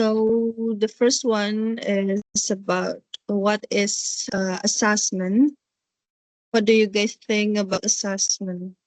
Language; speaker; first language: English; non-native, learner; Indonesian